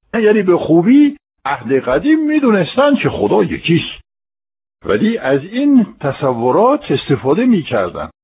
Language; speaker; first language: Persian; non-native, fluent; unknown